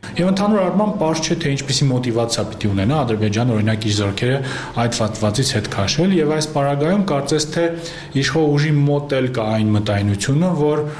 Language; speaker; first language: Armenian; native; Armenian